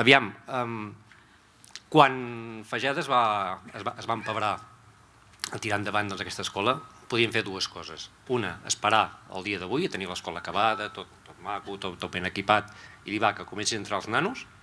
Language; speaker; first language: Catalan; native; Catalan